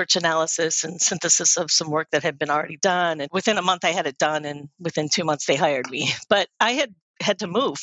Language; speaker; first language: English; native; English